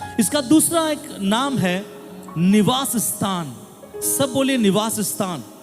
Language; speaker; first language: Hindi; non-native, local second language; Bangla